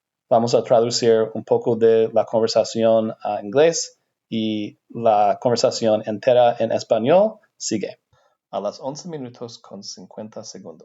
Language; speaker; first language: Spanish; non-native, fluent; English